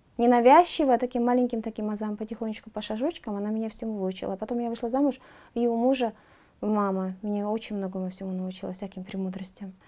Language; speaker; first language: Russian; non-native, local second language; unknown